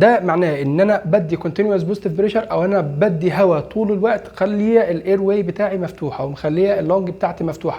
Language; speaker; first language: Arabic; native; Arabic